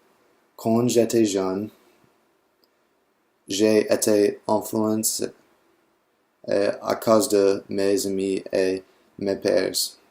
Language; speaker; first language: French; non-native, learner; English